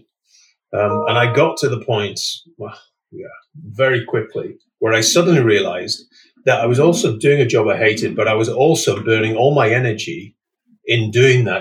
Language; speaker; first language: English; native; English